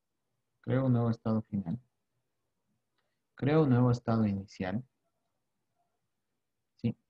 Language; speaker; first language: Spanish; native; Spanish